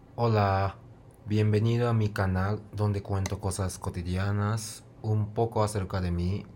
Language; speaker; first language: Spanish; non-native, fluent; Japanese